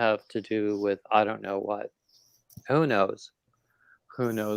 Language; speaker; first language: English; native; English